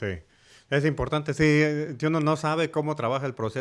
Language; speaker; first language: Spanish; early bilingual, heritage; English